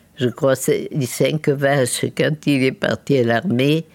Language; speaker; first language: French; native; French